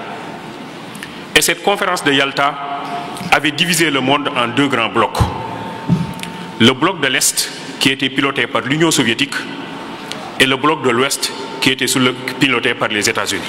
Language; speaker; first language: French; non-native, local second language; Wolof